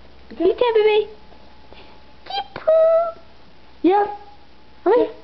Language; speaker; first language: French; native; French